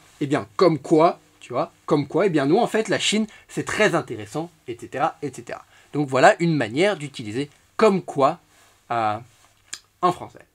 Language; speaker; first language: French; native; French